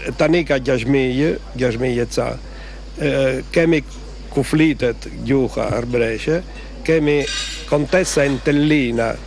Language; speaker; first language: Albanian; early bilingual, heritage; Albanian